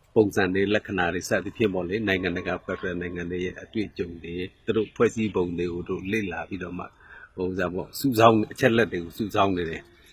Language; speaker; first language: Burmese; non-native, local second language; Mon